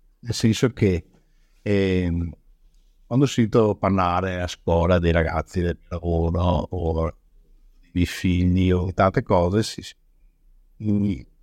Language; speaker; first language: Italian; native; Italian